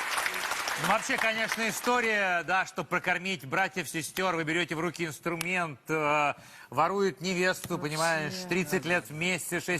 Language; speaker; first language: Russian; native; Russian